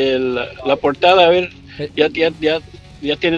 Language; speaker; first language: Spanish; early bilingual, heritage; English